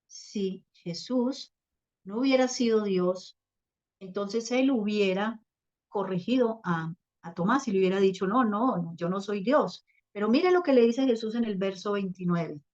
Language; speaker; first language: Spanish; native; Spanish